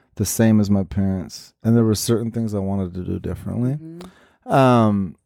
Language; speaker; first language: English; native; English